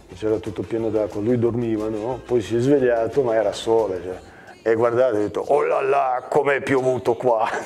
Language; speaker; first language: Italian; non-native, fluent; Serbian